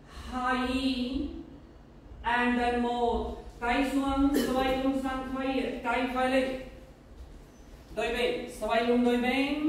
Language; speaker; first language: Vietnamese; non-native, learner; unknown